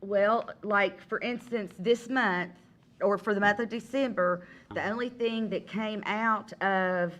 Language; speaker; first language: English; native; English